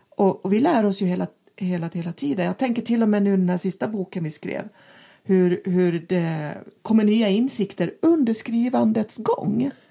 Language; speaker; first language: Swedish; native; Swedish